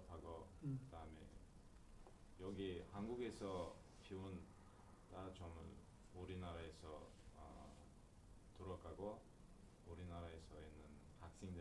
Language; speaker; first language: Korean; non-native, learner; Uzbek